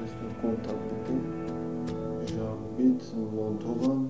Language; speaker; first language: French; non-native, learner; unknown